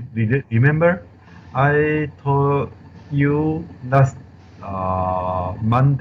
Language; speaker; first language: English; non-native, learner; Chinese